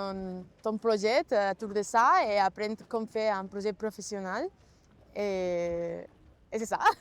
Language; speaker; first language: French; non-native, fluent; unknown